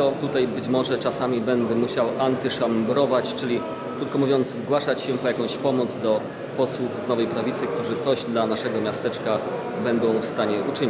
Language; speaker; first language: Polish; native; Polish